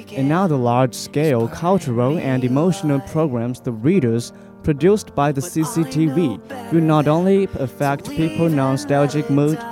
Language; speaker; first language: English; non-native, fluent; Chinese